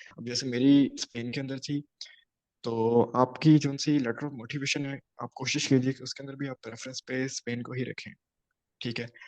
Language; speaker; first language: Urdu; non-native, local second language; Punjabi